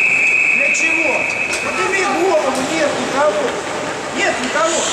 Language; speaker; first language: Russian; native; Russian